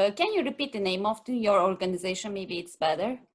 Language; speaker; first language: English; non-native, fluent; Turkish